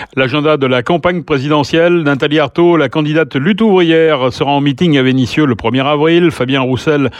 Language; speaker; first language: French; native; French